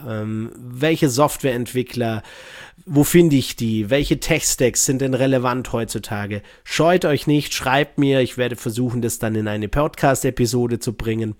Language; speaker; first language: German; native; German